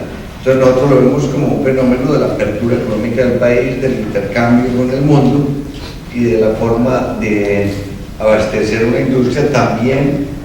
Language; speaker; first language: Spanish; native; Spanish